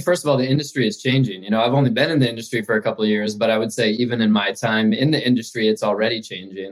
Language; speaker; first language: English; native; English